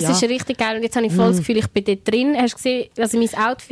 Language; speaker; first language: German; native; German